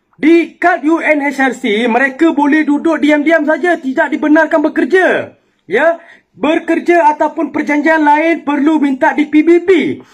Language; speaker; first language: Malay; non-native, local second language; Tamil